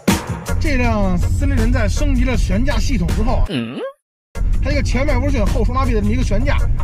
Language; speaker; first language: Chinese; native; Chinese